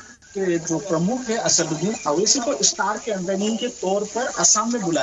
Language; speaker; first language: Hindi; non-native, local second language; Assamese